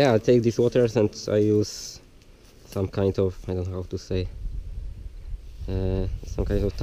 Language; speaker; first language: English; non-native, learner; Polish